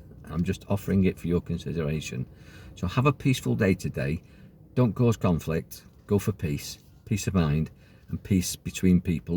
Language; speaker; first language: English; native; English